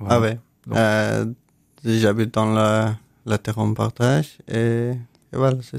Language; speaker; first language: French; non-native, learner; Persian